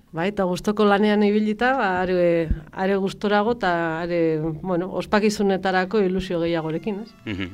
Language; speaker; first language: Basque; native; Basque